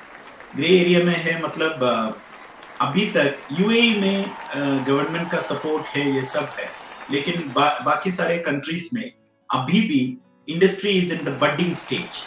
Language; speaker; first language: Hindi; non-native, local second language; Malayalam